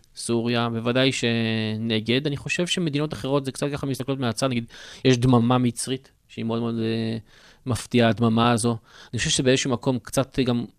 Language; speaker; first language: Hebrew; native; Hebrew